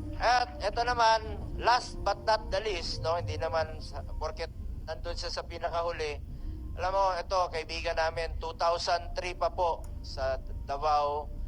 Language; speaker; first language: Filipino; non-native, local second language; Cebuano